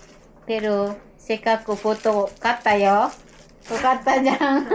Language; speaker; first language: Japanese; non-native, fluent; Cebuano